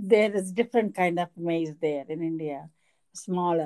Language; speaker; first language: English; non-native, local second language; Telugu